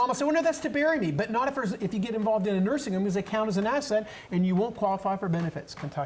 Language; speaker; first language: English; native; English